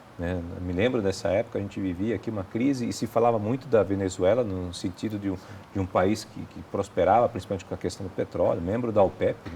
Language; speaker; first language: Portuguese; native; Portuguese